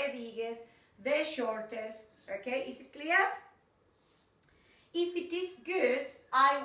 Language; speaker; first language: English; non-native, fluent; Spanish